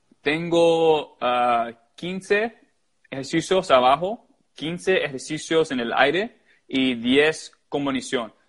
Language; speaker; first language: Spanish; early bilingual, heritage; Spanish